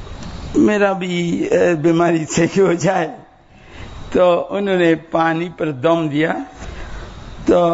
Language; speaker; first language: Hindi; non-native, learner; Bangla